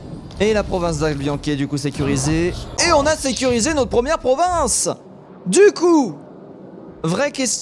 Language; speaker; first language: French; native; French